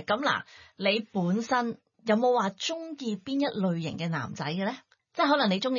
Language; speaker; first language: Cantonese; native; Cantonese